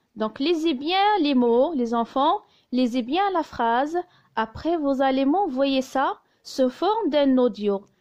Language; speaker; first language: French; non-native, local second language; Arabic